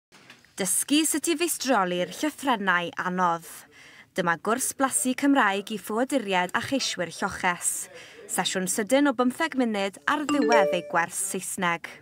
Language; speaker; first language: Welsh; native; Welsh